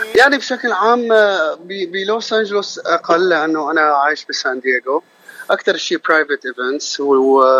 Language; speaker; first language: Arabic; native; Arabic